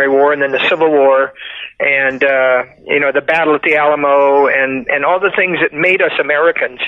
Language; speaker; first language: English; native; English